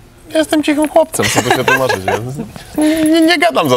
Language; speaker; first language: Polish; native; Polish